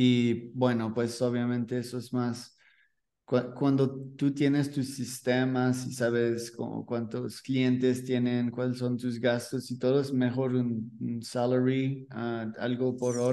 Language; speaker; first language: Spanish; non-native, learner; French